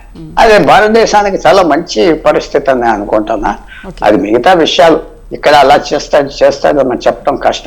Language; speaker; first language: Telugu; native; Telugu